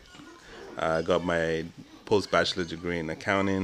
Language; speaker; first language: English; non-native, local second language; Igbo